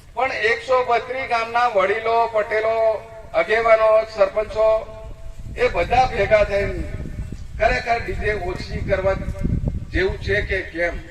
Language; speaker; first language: Gujarati; non-native, local second language; Rathawi